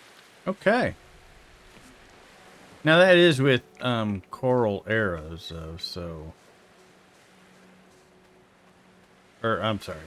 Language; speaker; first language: English; native; English